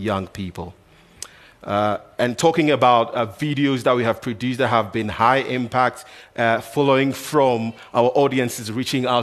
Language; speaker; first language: English; non-native, local second language; Akan